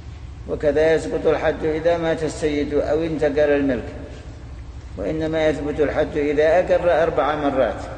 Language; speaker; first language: Arabic; native; Arabic